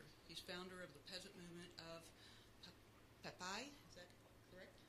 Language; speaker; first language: English; native; English